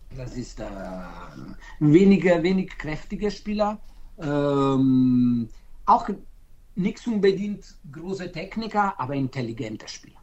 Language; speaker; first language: German; non-native, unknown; Italian